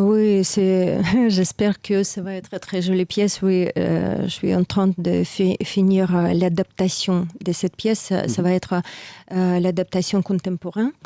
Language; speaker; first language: French; non-native, fluent; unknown